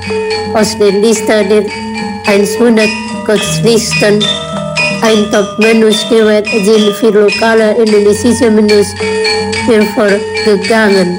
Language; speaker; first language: German; non-native, fluent; Indonesian